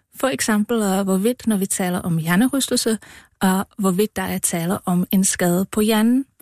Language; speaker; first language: Danish; non-native, fluent; Czech